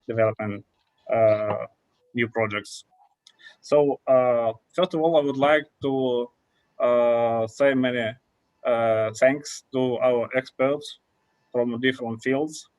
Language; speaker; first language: English; non-native, fluent; Russian